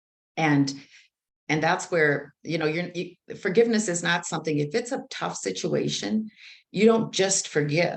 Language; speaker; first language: English; native; English